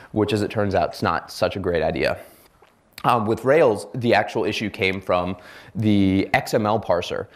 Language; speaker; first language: English; native; English